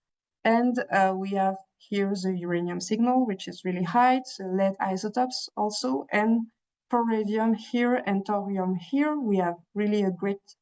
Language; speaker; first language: English; non-native, fluent; French